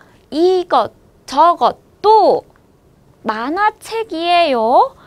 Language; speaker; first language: Korean; native; Korean